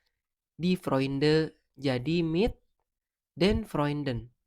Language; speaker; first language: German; non-native, fluent; Indonesian